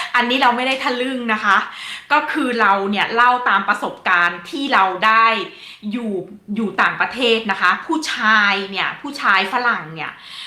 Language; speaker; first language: Thai; native; Thai